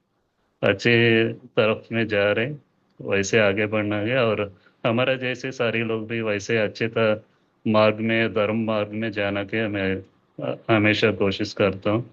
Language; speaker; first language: Hindi; non-native, local second language; Telugu